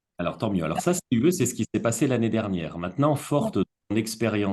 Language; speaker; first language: French; native; French